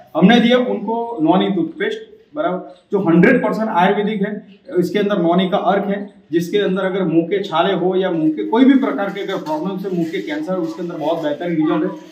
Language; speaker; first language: Hindi; non-native, local second language; Gujarati